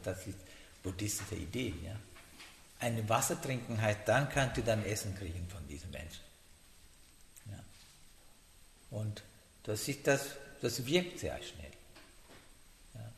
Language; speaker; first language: German; non-native, learner; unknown